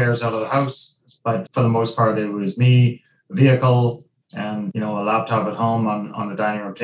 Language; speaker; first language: English; native; English